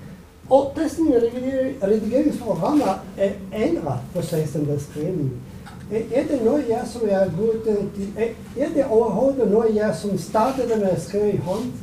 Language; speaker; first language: Danish; non-native, fluent; Italian